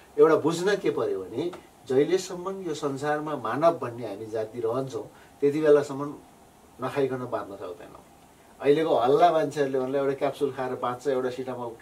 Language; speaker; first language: Nepali; native; Nepali